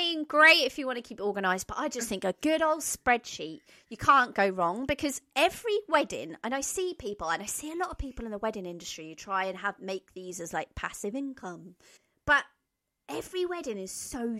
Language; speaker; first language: English; native; English